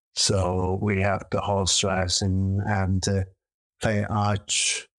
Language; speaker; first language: English; non-native, learner; Chinese